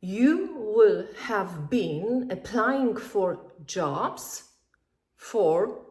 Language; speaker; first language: English; non-native, fluent; Polish